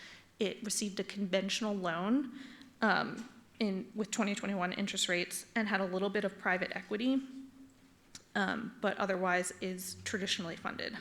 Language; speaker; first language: English; native; English